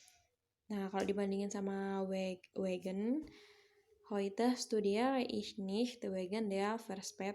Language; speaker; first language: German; non-native, fluent; Indonesian